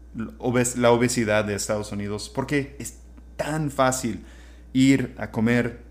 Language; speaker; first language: Spanish; non-native, fluent; English